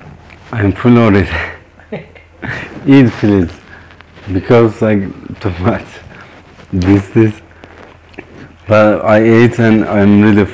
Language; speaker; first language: English; non-native, learner; Turkish